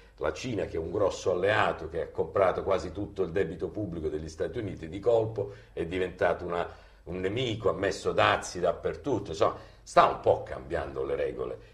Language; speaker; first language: Italian; native; Italian